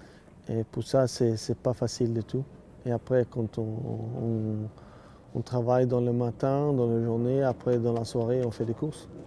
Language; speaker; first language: French; non-native, learner; Swedish